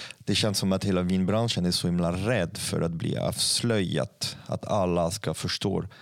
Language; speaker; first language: Swedish; non-native, fluent; French